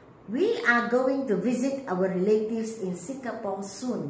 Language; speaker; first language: English; non-native, local second language; Malay